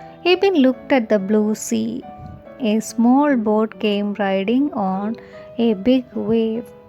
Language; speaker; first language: English; non-native, local second language; Malayalam